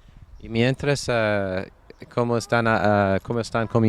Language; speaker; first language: Spanish; non-native, fluent; English